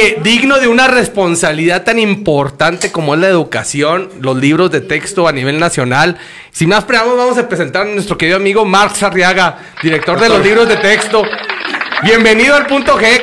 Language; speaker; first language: Spanish; native; Spanish